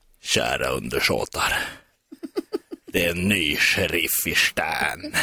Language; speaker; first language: Swedish; native; Swedish